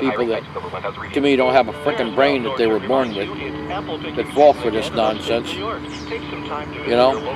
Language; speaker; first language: English; native; English